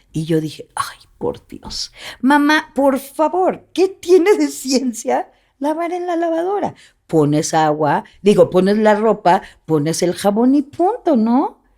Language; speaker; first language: Spanish; native; Spanish